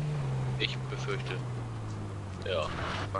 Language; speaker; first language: German; native; German